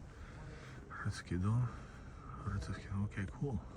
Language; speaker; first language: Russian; early bilingual, heritage; Russian